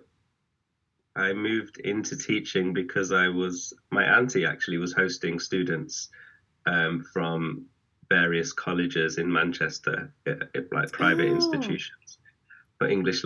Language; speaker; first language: English; native; English